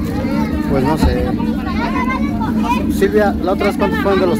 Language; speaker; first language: Spanish; native; Spanish